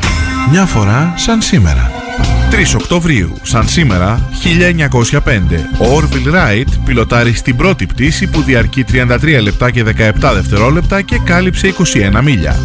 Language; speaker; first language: Greek; native; Greek